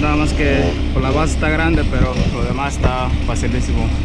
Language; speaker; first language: Spanish; native; Spanish